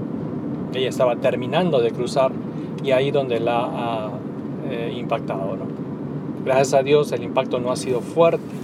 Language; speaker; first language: Spanish; native; Spanish